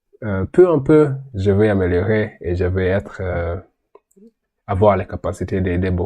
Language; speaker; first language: French; non-native, learner; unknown